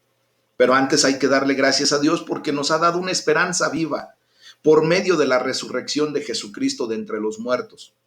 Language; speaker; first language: Spanish; native; Spanish